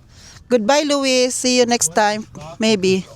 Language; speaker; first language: English; non-native, local second language; Filipino